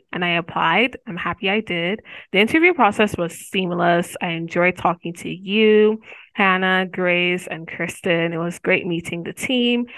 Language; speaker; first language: English; non-native, local second language; Yoruba